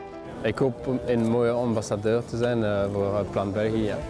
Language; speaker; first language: Dutch; non-native, local second language; French